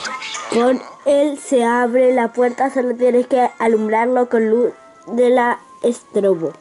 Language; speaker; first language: Spanish; native; Spanish